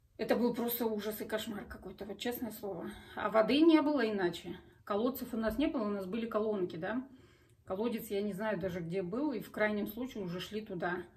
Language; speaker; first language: Russian; native; Russian